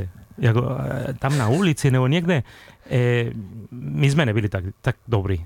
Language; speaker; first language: Czech; non-native, fluent; Spanish